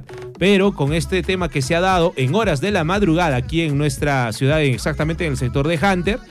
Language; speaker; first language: Spanish; native; Spanish